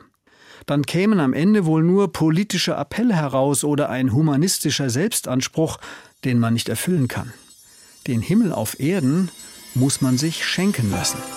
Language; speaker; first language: German; native; German